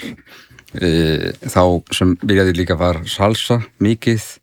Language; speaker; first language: Icelandic; non-native, fluent; Spanish